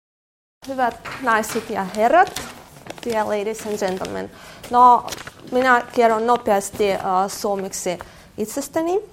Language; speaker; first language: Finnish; non-native, learner; Russian